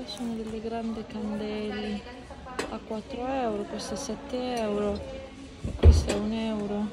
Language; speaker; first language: Italian; non-native, fluent; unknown